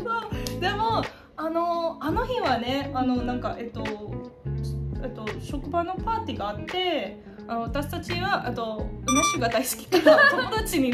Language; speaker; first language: Japanese; non-native, fluent; English